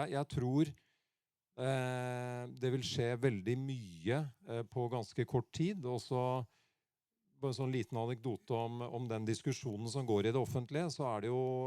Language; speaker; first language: Norwegian; native; Norwegian